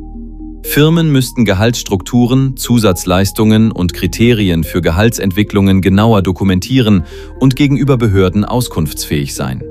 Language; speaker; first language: German; native; German